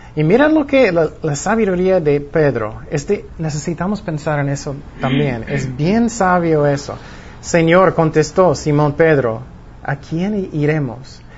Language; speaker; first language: Spanish; non-native, fluent; English